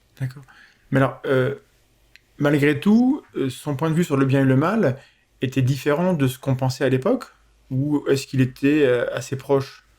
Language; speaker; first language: French; native; French